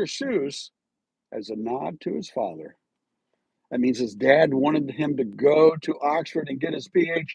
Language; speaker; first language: English; native; English